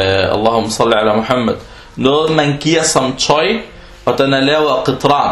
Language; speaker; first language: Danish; non-native, fluent; Arabic